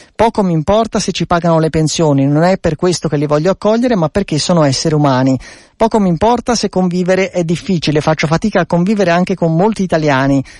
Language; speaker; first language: Italian; native; Italian